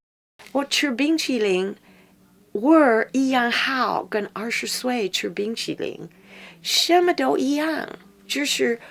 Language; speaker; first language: Chinese; non-native, fluent; English